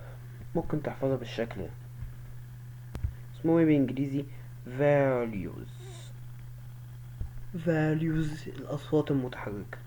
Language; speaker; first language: Arabic; native; Arabic